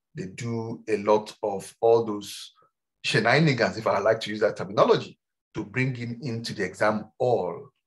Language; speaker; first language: English; non-native, local second language; Yoruba